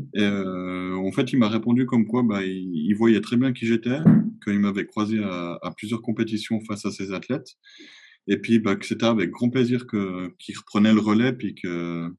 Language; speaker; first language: French; native; French